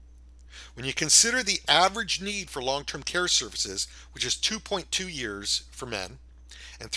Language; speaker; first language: English; native; English